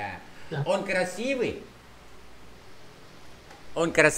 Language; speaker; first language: Russian; non-native, fluent; Vietnamese